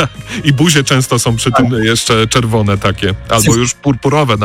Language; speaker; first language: Polish; native; Polish